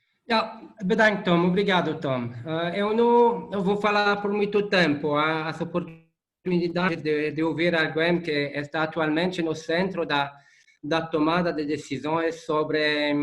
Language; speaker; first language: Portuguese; non-native, fluent; Dutch